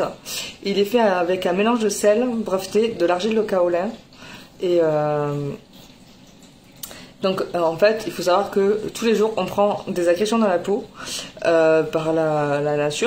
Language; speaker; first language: French; native; French